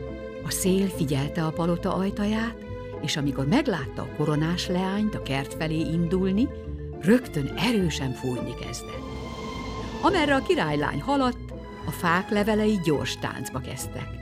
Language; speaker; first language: Hungarian; native; Hungarian